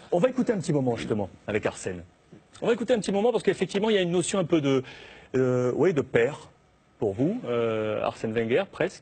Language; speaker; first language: French; native; French